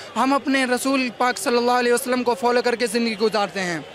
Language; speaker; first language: Hindi; native; Hindi